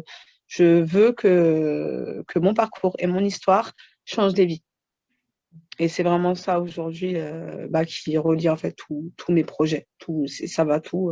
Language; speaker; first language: French; native; French